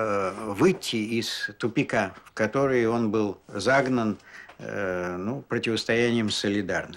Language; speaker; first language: Russian; native; Russian